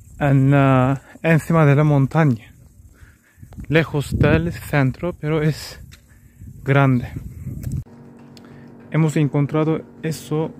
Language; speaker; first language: Spanish; non-native, learner; Turkish